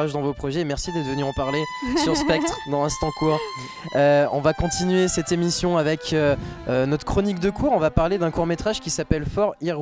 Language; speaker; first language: French; native; French